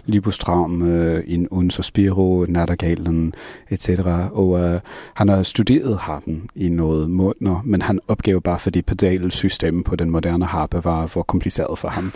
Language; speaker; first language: Danish; non-native, fluent; English